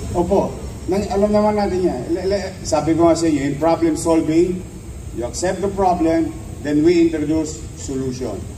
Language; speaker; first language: Filipino; native; Filipino